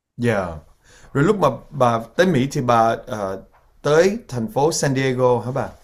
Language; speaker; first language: Vietnamese; early bilingual, heritage; Vietnamese